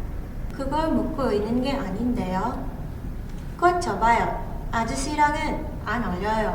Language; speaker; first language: Korean; non-native, learner; English